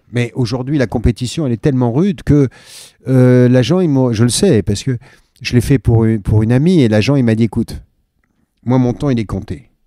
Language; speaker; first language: French; native; French